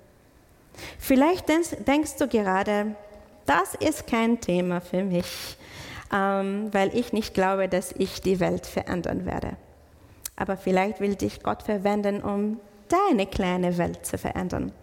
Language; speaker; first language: German; non-native, fluent; English